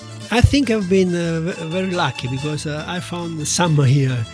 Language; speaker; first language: English; non-native, learner; Italian